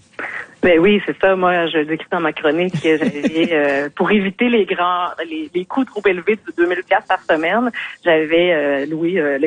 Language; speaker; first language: French; native; French